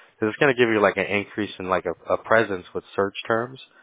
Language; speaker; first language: English; early bilingual, other home language; Spanish